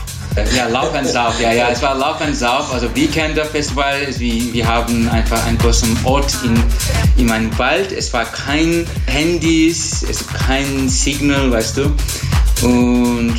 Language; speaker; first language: German; non-native, learner; Turkish